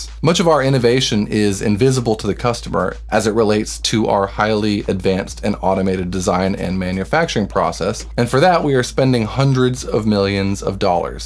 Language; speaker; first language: English; native; English